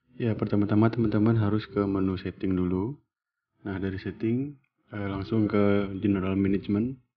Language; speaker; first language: Indonesian; native; Indonesian